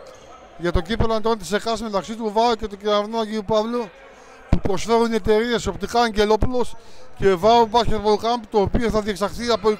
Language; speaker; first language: Greek; native; Greek